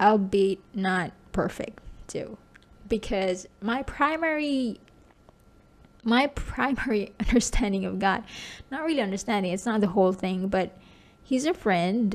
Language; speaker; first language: English; non-native, local second language; Cebuano